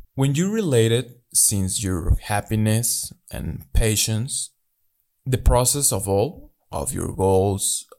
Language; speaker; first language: English; non-native, learner; Spanish